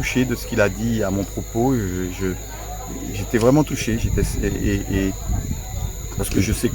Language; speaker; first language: French; native; French